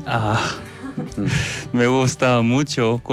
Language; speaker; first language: Spanish; non-native, learner; Korean